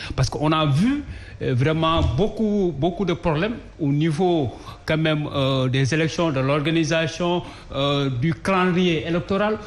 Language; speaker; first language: French; non-native, local second language; Wolof